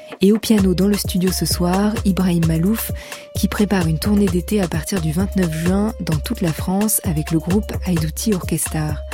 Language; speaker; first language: French; native; French